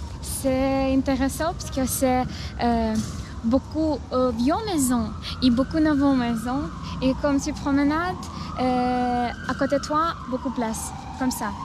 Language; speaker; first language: French; non-native, learner; Ukrainian